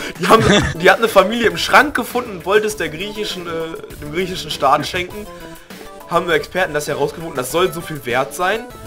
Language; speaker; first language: German; early bilingual, other home language; Greek